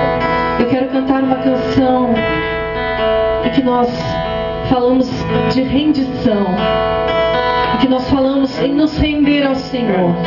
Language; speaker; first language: Portuguese; native; Portuguese